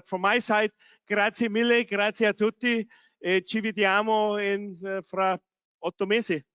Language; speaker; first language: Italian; non-native, learner; German